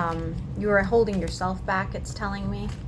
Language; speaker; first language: English; native; English